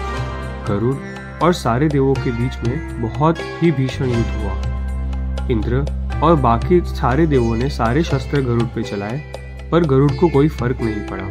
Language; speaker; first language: Hindi; native; Hindi